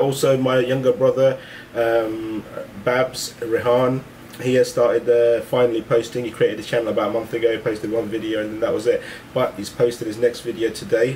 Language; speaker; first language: English; early bilingual, other home language; Hindi